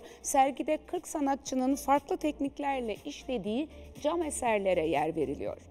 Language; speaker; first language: Turkish; native; Turkish